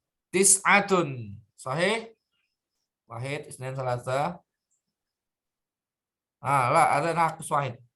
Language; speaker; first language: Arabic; non-native, fluent; Indonesian